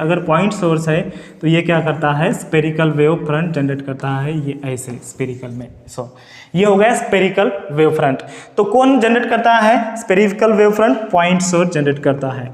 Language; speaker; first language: Hindi; non-native, local second language; Marathi